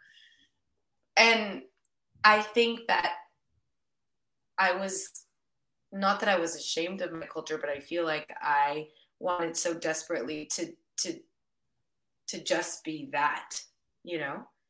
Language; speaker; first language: English; early bilingual, other home language; Spanish